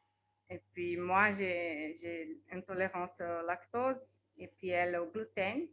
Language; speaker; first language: French; non-native, fluent; Portuguese